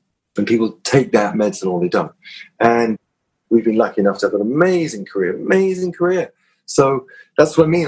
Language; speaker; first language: English; native; English